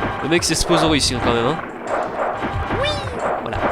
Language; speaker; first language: French; native; French